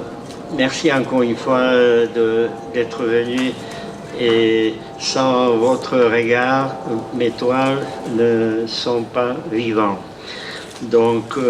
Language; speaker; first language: French; non-native, fluent; Czech